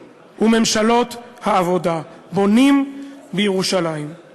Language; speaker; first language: Hebrew; native; Hebrew